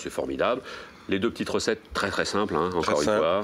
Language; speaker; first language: French; native; French